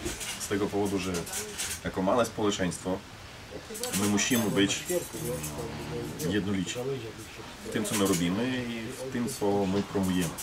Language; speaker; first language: Polish; non-native, fluent; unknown